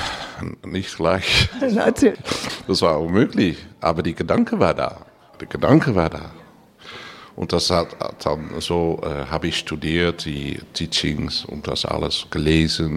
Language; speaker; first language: German; non-native, learner; Dutch